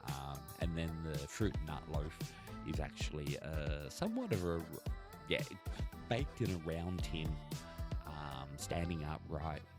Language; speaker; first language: English; native; English